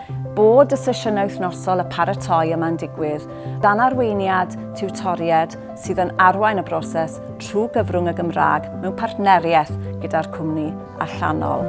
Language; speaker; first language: Welsh; native; Welsh